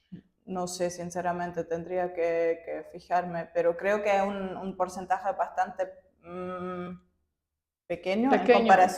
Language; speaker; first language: Spanish; non-native, fluent; German